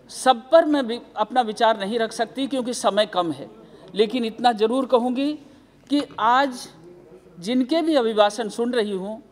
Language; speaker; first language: Hindi; native; Hindi